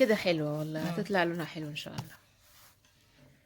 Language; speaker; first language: Arabic; native; Arabic